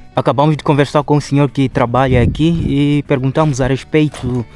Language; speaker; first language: Portuguese; non-native, local second language; Shona